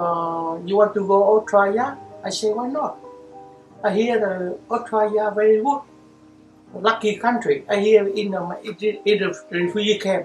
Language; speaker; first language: English; non-native, learner; Vietnamese